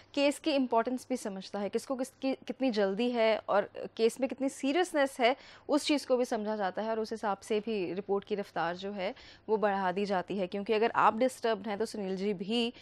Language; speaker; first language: Hindi; native; Hindi